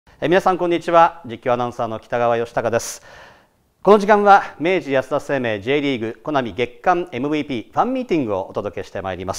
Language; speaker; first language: Japanese; native; Japanese